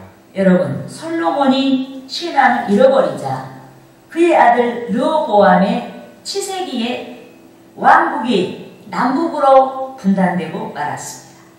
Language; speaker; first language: Korean; native; Korean